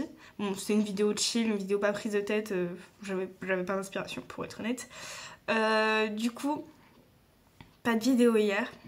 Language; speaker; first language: French; native; French